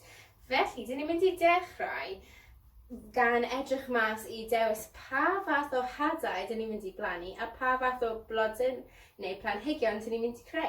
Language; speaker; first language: Welsh; non-native, local second language; English